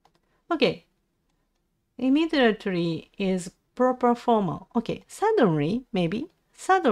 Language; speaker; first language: English; non-native, learner; Japanese